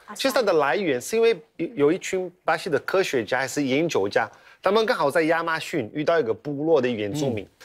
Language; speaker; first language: Chinese; non-native, fluent; Portuguese